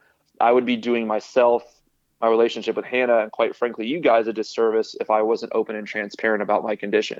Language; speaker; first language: English; native; English